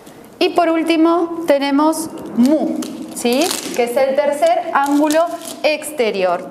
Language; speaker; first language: Spanish; native; Spanish